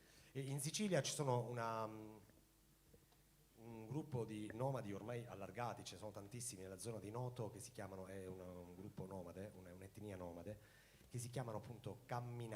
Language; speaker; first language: Italian; native; Italian